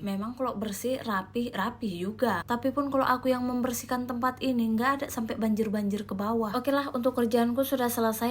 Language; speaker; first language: Indonesian; native; Indonesian